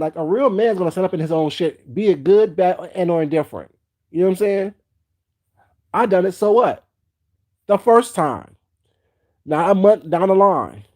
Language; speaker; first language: English; native; English